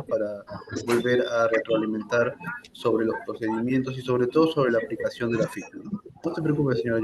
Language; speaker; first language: Spanish; native; Spanish